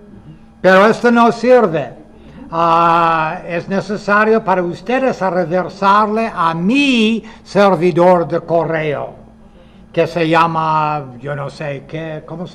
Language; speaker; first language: Spanish; non-native, fluent; English